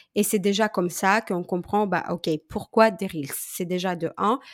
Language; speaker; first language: French; non-native, fluent; Romanian